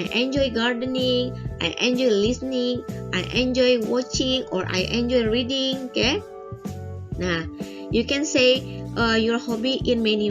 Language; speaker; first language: English; non-native, learner; Indonesian